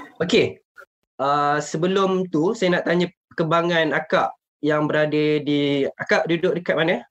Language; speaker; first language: Malay; native; Malay